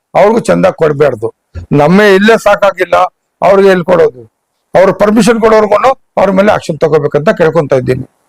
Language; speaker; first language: Kannada; non-native, local second language; Urdu